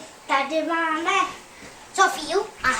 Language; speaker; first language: Czech; early bilingual, heritage; Czech